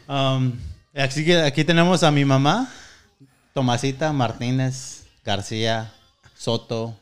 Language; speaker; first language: Spanish; early bilingual, heritage; Spanish